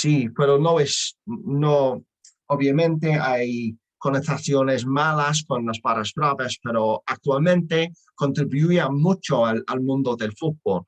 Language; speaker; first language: Spanish; non-native, learner; English